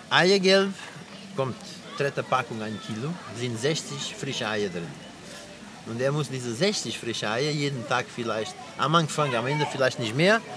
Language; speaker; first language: German; non-native, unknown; Portuguese